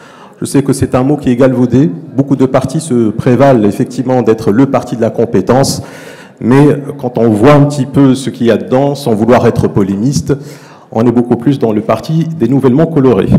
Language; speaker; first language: French; non-native, local second language; Arabic